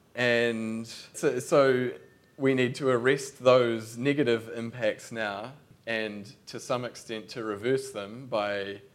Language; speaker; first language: English; native; English